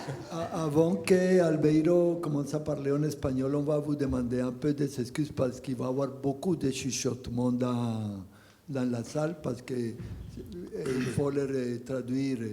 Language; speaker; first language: French; non-native, fluent; Spanish